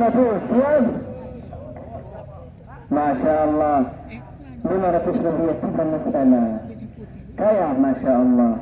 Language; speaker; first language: Indonesian; non-native, learner; Arabic